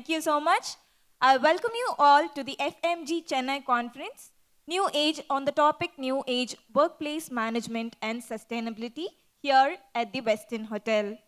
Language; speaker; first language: English; non-native, local second language; Tamil